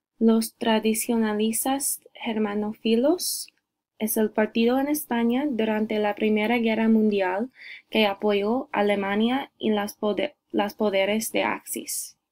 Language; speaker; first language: Spanish; non-native, learner; English